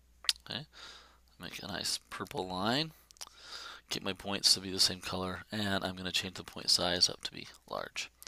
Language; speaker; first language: English; native; English